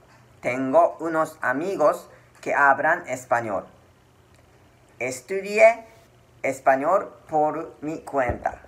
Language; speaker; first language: Spanish; non-native, learner; Japanese